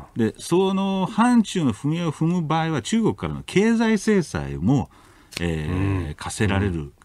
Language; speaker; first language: Japanese; non-native, fluent; English